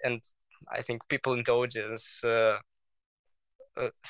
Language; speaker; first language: English; non-native, learner; Russian